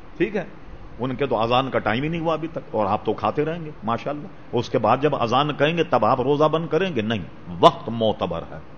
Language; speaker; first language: Urdu; native; Urdu